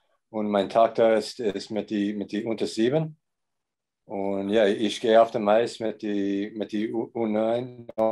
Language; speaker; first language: German; non-native, learner; English